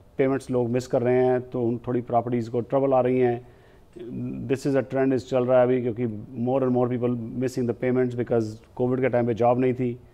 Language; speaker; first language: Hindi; native; Hindi